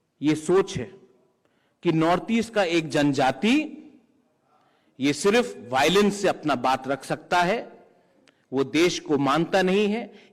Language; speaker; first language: Hindi; non-native, local second language; Kok Borok